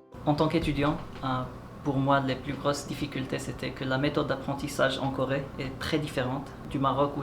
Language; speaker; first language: French; non-native, local second language; Arabic